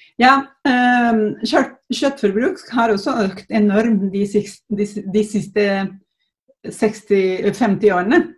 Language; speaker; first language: Norwegian; non-native, fluent; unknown